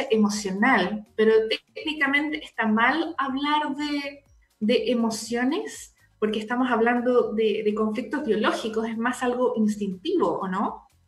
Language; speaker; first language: Spanish; native; Spanish